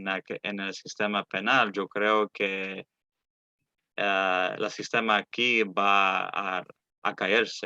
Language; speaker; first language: Spanish; early bilingual, heritage; Spanish